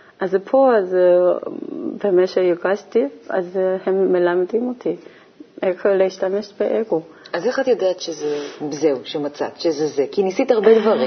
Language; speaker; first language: Hebrew; non-native, learner; Korean